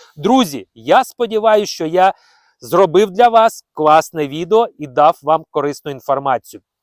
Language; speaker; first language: Ukrainian; non-native, local second language; Russian